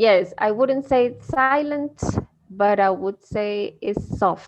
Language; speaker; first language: English; non-native, fluent; Spanish